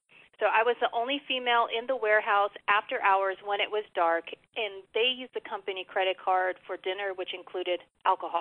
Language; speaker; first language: English; native; English